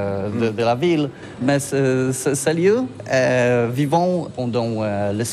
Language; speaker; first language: French; non-native, learner; Polish